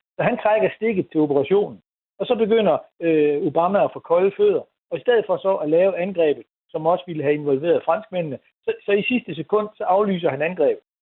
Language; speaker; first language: Danish; native; Danish